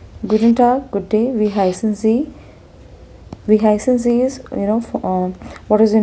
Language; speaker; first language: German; non-native, fluent; Hindi